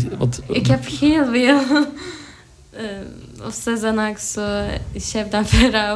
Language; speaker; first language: Dutch; non-native, learner; Turkish